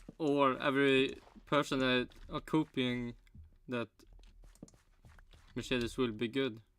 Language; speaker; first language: English; non-native, fluent; Swedish